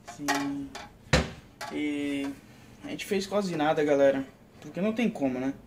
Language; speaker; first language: Portuguese; native; Portuguese